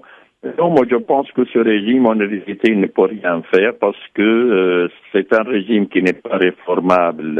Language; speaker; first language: French; non-native, fluent; Arabic